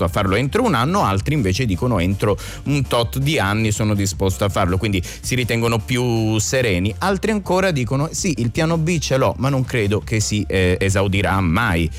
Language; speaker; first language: Italian; native; Italian